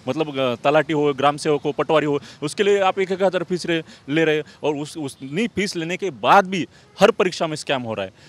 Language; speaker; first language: Hindi; non-native, local second language; Marathi